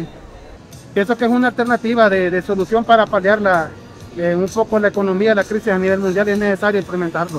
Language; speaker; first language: Spanish; native; Spanish